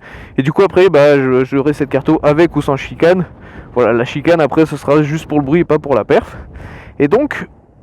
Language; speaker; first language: French; native; French